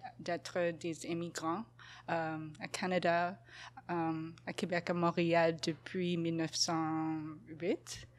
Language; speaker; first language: French; non-native, local second language; English